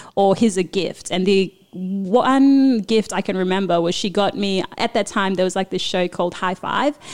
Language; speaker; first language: English; early bilingual, other home language; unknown